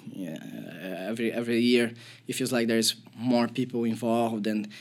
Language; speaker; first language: English; non-native, fluent; Portuguese